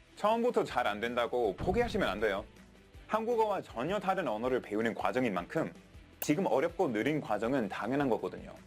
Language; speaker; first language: Korean; non-native, fluent; English